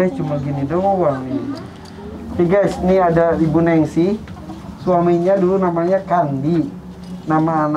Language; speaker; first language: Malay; non-native, local second language; Sundanese